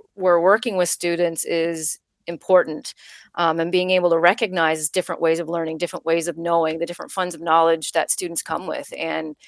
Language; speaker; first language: English; native; English